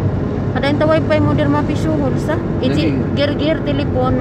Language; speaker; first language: Arabic; non-native, learner; Filipino